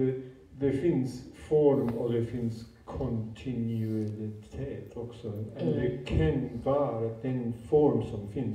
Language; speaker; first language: Swedish; non-native, fluent; English